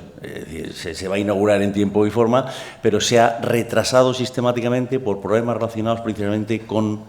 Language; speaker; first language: Spanish; native; Spanish